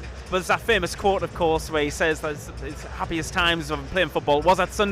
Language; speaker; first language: English; native; English